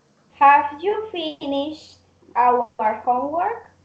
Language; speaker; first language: English; non-native, learner; Spanish